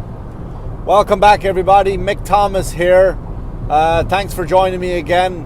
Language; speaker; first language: English; native; English